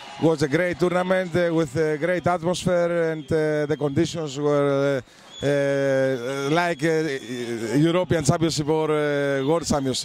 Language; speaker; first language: English; non-native, learner; Greek